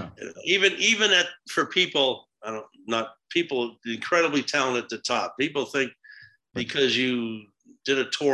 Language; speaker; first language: English; native; English